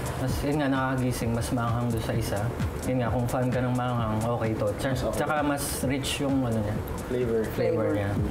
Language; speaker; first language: Filipino; non-native, local second language; Pampanga